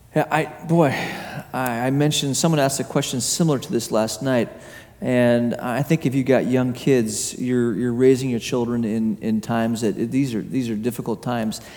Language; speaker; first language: English; native; English